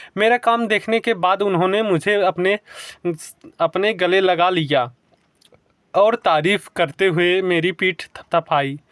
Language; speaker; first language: Hindi; native; Hindi